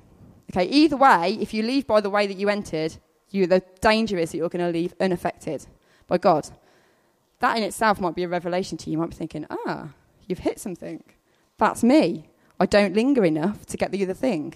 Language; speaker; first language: English; native; English